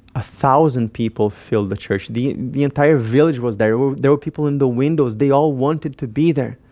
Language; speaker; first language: English; non-native, fluent; Portuguese